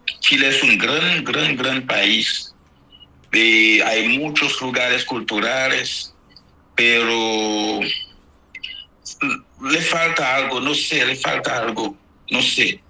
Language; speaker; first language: Spanish; non-native, fluent; Haitian Creole